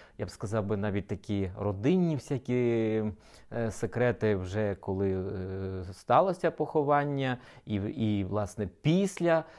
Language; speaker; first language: Ukrainian; native; Ukrainian